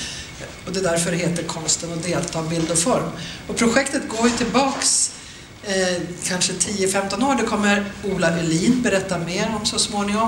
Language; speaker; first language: Swedish; native; Swedish